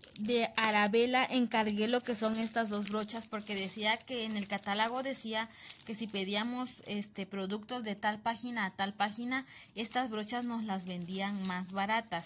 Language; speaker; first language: Spanish; native; Spanish